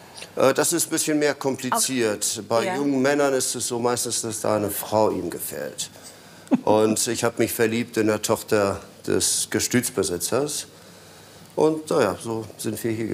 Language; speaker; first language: German; non-native, fluent; Polish